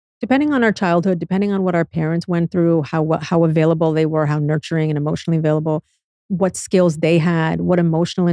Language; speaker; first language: English; native; English